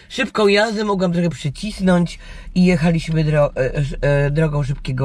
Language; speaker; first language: Polish; native; Polish